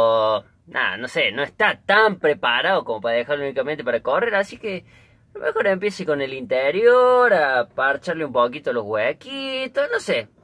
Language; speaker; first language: Spanish; native; Spanish